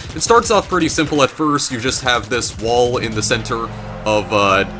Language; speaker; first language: English; native; English